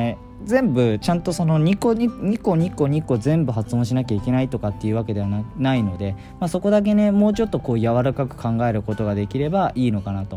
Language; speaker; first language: Japanese; native; Japanese